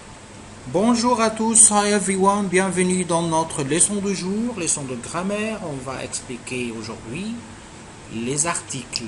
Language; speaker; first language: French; non-native, fluent; Arabic